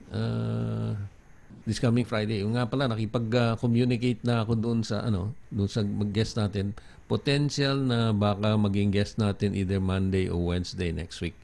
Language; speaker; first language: Filipino; native; Filipino